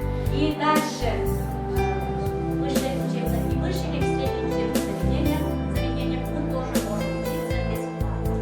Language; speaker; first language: Russian; non-native, local second language; Yakut